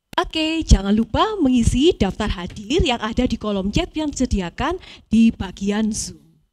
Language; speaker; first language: Indonesian; native; Indonesian